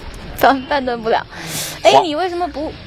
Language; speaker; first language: Chinese; native; Chinese